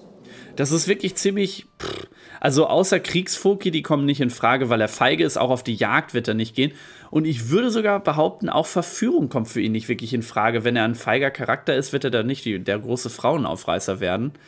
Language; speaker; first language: German; native; German